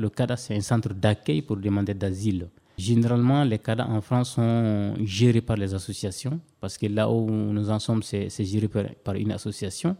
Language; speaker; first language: French; non-native, local second language; Bambara